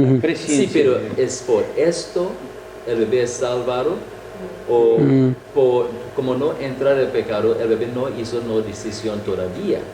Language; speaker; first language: Spanish; non-native, fluent; English